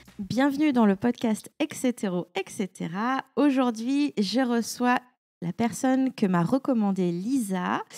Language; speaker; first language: French; native; French